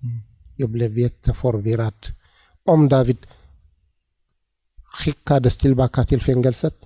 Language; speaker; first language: Swedish; non-native, learner; Tigrinya